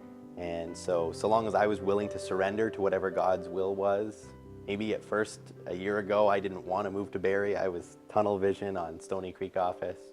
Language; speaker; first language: English; native; English